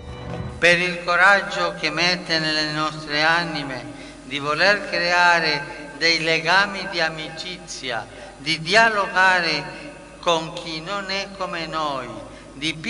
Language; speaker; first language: Italian; non-native, fluent; Spanish